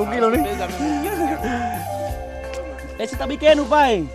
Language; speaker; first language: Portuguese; non-native, learner; Vietnamese